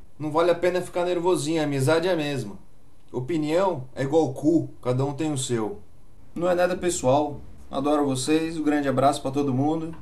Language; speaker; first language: Portuguese; native; Portuguese